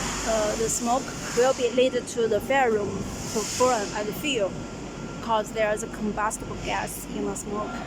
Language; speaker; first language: English; non-native, learner; Chinese